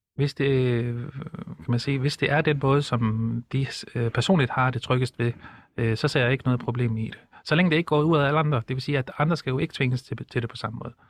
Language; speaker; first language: Danish; early bilingual, other home language; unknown